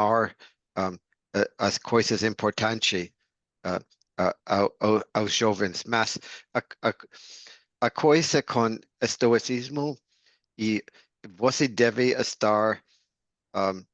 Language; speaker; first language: Portuguese; non-native, learner; English